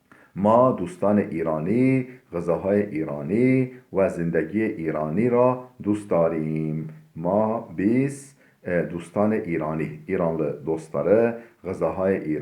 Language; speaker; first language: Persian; non-native, fluent; Turkish